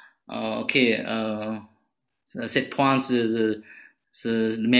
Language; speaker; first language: French; non-native, learner; Vietnamese